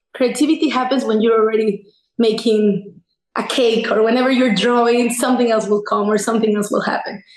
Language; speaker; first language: English; non-native, fluent; Spanish